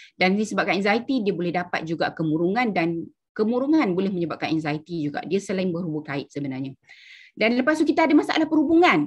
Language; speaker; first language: Malay; native; Malay